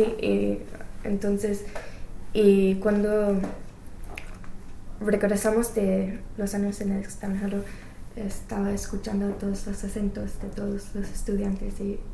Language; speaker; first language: Spanish; non-native, learner; English